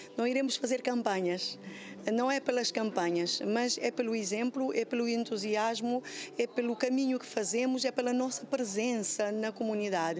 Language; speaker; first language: Portuguese; non-native, local second language; Kabuverdianu